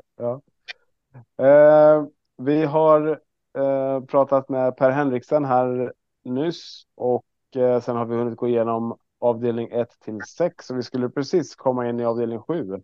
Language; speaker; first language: Swedish; native; Swedish